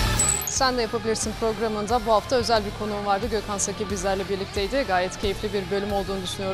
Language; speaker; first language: Turkish; native; Turkish